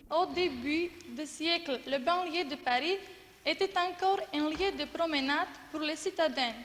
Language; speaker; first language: French; non-native, learner; Macedonian